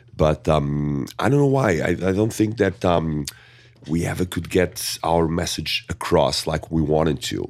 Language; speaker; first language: English; non-native, fluent; Portuguese